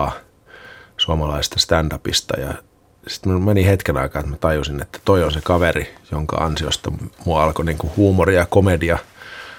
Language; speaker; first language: Finnish; native; Finnish